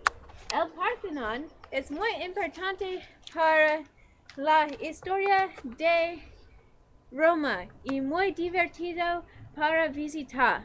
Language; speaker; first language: Spanish; non-native, learner; English